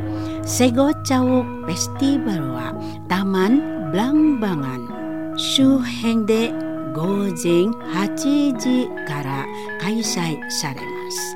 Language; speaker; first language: Japanese; non-native, learner; Indonesian